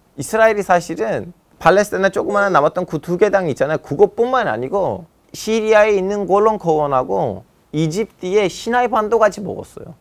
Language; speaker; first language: Korean; non-native, fluent; Turkish